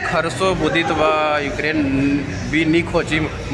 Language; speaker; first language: Russian; non-native, learner; Hindi